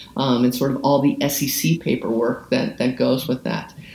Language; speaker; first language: English; native; English